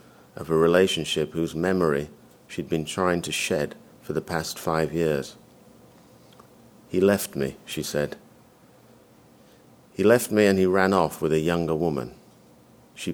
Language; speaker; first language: English; native; English